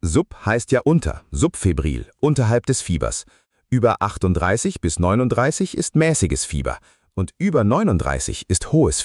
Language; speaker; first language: German; native; German